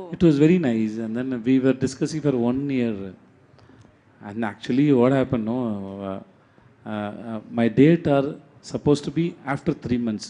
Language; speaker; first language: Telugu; non-native, learner; Tamil